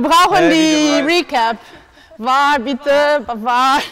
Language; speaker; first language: German; non-native, learner; Portuguese